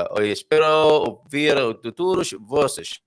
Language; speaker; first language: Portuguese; non-native, learner; English